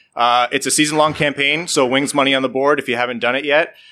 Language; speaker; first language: English; native; English